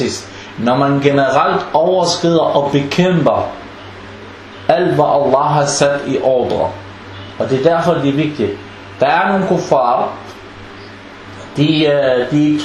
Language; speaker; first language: Danish; non-native, fluent; Arabic